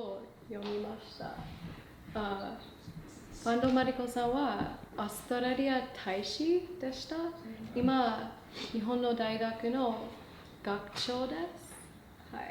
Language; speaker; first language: Japanese; non-native, learner; English